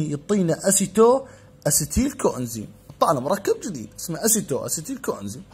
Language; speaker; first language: Arabic; native; Arabic